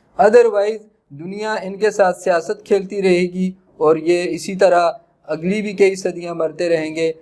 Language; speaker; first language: Urdu; native; Urdu